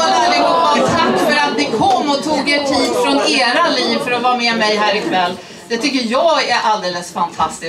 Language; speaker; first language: Swedish; native; Swedish